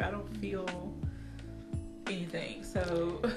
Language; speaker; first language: English; native; English